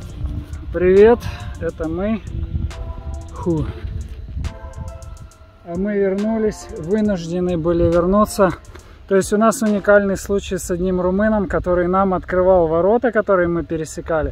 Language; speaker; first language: Russian; native; Russian